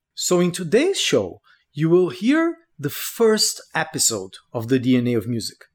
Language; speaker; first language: English; non-native, fluent; Portuguese